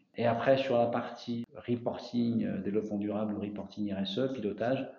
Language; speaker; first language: French; native; French